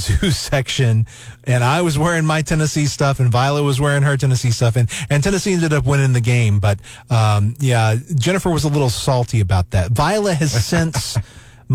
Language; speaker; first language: English; native; English